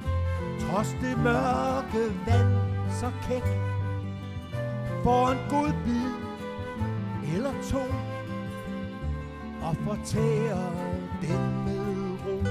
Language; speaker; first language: Danish; native; Danish